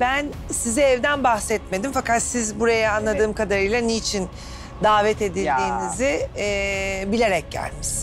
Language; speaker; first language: Turkish; native; Turkish